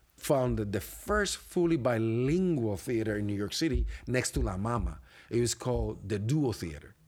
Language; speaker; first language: English; non-native, fluent; Spanish